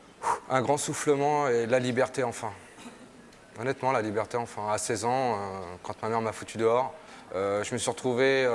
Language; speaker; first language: French; native; French